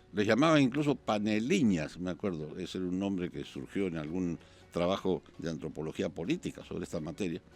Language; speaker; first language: Spanish; native; Spanish